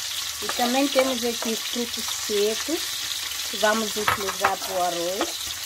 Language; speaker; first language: Portuguese; non-native, local second language; Upper Guinea Crioulo